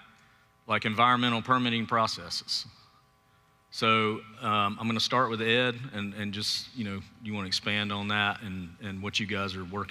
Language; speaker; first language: English; native; English